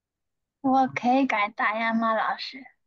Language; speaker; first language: Chinese; non-native, learner; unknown